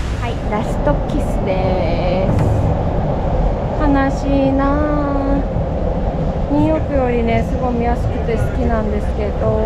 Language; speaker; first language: Japanese; native; Japanese